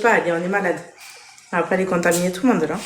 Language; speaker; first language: French; native; French